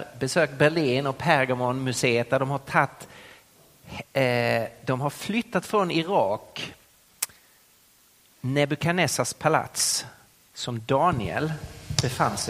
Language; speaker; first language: Swedish; native; Swedish